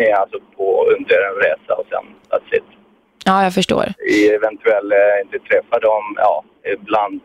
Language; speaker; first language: Swedish; non-native, fluent; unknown